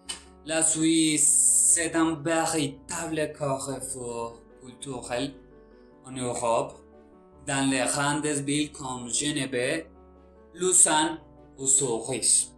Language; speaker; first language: French; non-native, learner; Spanish